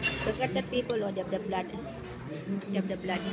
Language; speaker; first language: English; non-native, local second language; Filipino